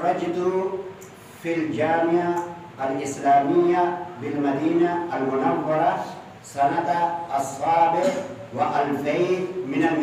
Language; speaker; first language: Arabic; non-native, fluent; Urdu